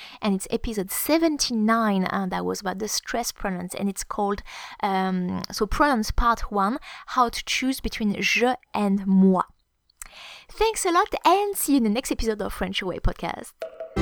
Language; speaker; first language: English; non-native, fluent; French